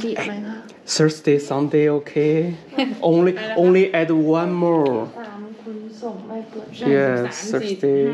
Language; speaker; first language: English; non-native, learner; Chinese